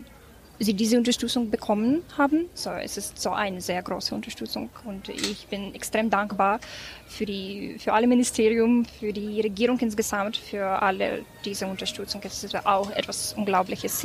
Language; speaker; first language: German; non-native, fluent; Ukrainian